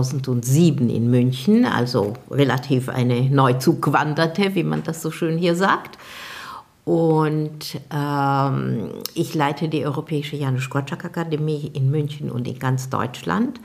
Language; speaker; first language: German; non-native, fluent; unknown